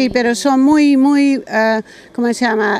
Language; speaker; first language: Spanish; non-native, learner; German